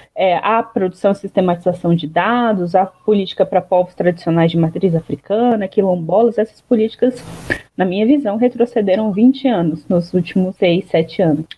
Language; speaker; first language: Portuguese; native; Portuguese